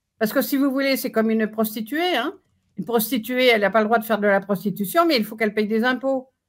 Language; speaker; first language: French; native; French